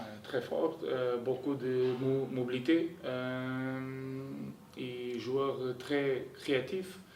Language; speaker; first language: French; non-native, learner; Portuguese